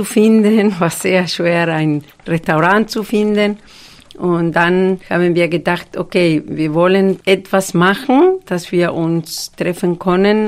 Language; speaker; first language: German; non-native, fluent; Spanish